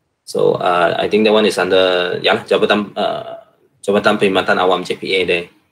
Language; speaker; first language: English; non-native, local second language; Malay